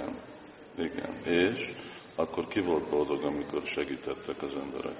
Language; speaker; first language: Hungarian; non-native, fluent; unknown